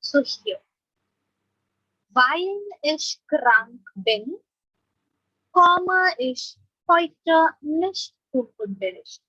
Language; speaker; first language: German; non-native, fluent; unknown